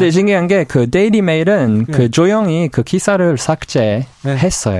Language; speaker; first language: Korean; non-native, fluent; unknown